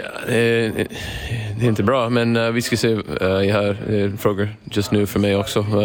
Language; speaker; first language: Swedish; non-native, learner; English